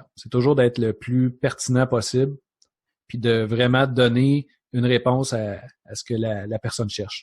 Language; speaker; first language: French; native; French